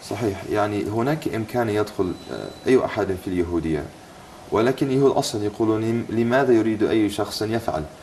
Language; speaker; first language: Arabic; non-native, fluent; English